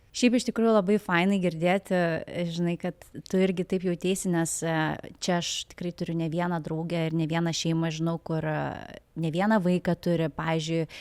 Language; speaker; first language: Lithuanian; native; Lithuanian